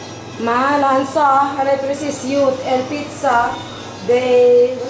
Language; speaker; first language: Swedish; non-native, learner; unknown